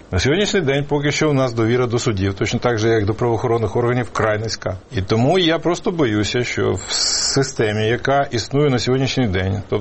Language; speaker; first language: Ukrainian; native; Ukrainian